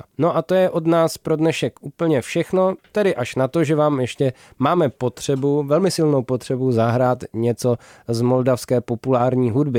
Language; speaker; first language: Czech; native; Czech